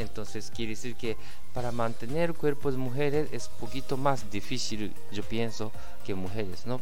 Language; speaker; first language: Spanish; non-native, learner; Japanese